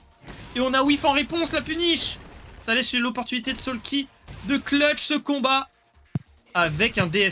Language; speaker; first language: French; native; French